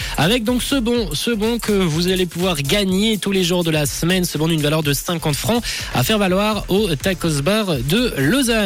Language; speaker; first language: French; native; French